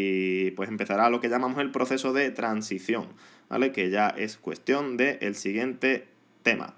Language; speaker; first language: Spanish; native; Spanish